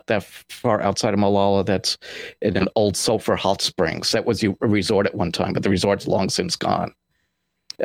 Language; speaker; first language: English; native; English